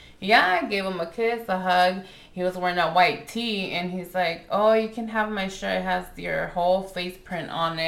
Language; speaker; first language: English; early bilingual, other home language; Spanish